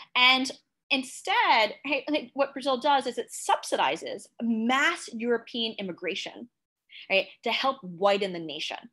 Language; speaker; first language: English; native; English